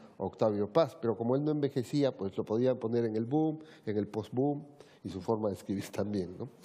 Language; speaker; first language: Spanish; native; Spanish